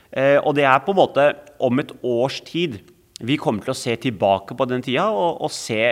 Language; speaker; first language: Norwegian; native; Norwegian